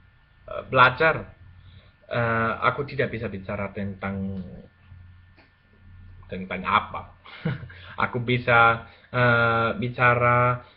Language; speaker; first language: Indonesian; non-native, learner; Spanish